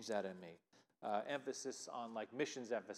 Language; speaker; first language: English; native; English